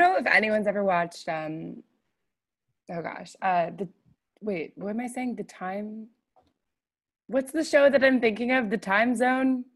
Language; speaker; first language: English; native; English